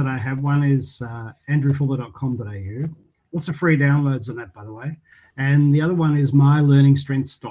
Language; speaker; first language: English; native; English